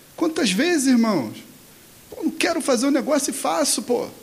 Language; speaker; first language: Portuguese; native; Portuguese